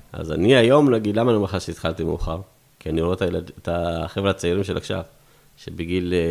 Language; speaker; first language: Hebrew; early bilingual, other home language; Amharic